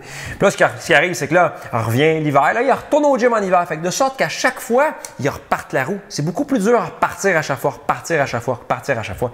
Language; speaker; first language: French; native; French